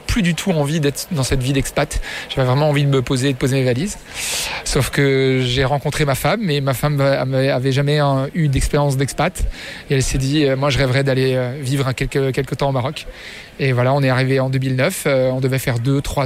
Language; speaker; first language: French; native; French